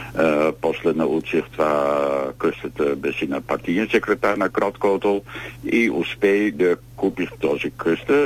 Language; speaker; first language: Bulgarian; non-native, learner; Dutch